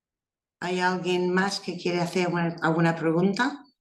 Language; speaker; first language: Spanish; non-native, fluent; English